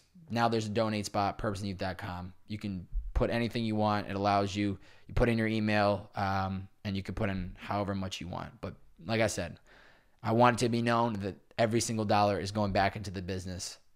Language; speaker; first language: English; native; English